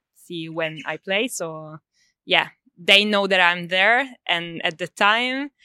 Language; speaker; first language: English; non-native, fluent; Italian